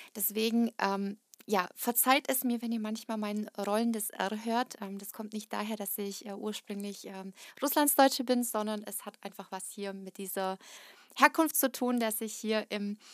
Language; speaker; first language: German; early bilingual, other home language; Russian